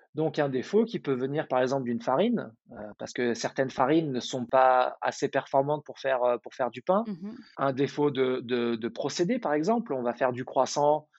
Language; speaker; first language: French; native; French